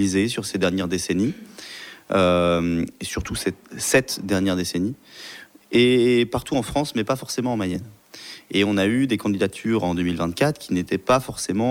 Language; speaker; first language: French; native; French